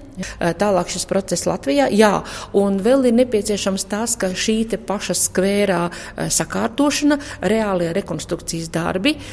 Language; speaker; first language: Latvian; native; Latvian